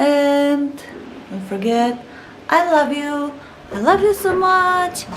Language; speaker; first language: English; non-native, learner; Czech